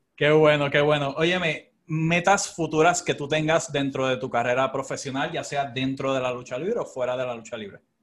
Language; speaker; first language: Spanish; native; Spanish